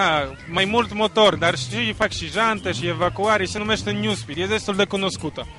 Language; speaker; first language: Romanian; non-native, fluent; Polish